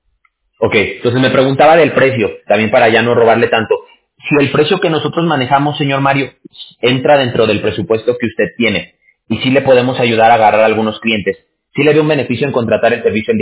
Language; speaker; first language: Spanish; native; Spanish